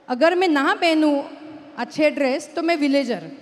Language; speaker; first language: Hindi; non-native, local second language; Marathi